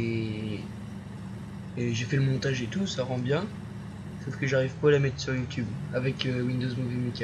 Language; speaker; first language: French; native; French